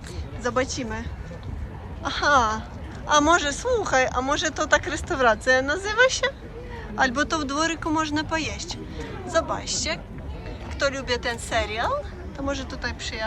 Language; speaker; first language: Polish; non-native, learner; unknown